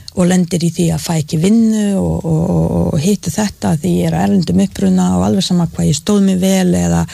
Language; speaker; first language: Icelandic; non-native, fluent; Bosnian